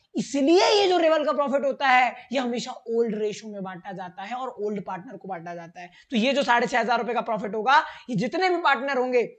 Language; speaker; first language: Hindi; native; Hindi